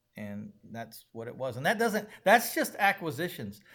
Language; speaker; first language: English; native; English